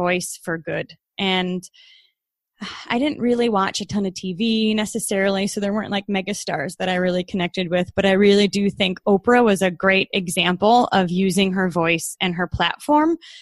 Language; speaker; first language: English; native; English